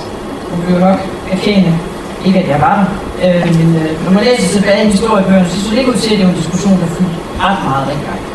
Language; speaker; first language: Danish; native; Danish